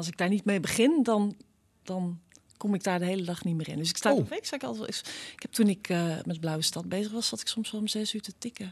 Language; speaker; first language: Dutch; native; Dutch